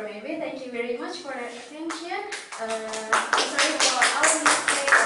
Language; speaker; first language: English; non-native, learner; Indonesian